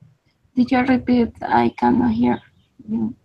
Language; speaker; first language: English; non-native, learner; Spanish